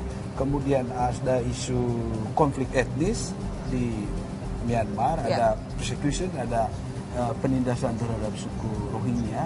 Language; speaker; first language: Indonesian; native; Indonesian